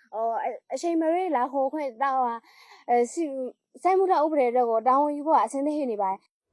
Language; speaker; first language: Burmese; native; Burmese